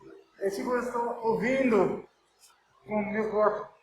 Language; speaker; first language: Portuguese; non-native, learner; English